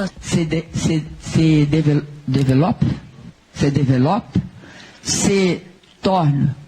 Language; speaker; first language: French; non-native, learner; Portuguese